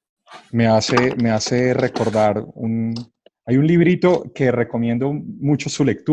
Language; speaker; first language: Spanish; native; Spanish